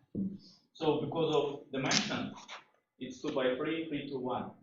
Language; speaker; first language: English; non-native, fluent; Russian